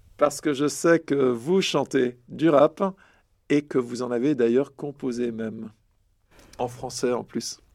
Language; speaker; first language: French; native; French